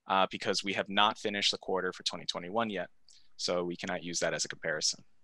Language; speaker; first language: English; early bilingual, other home language; Spanish